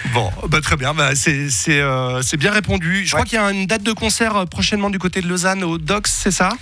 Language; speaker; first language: French; native; French